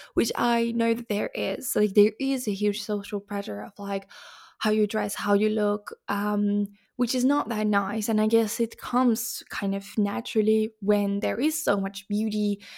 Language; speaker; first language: English; non-native, fluent; Finnish